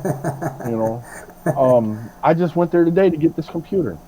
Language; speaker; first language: English; native; English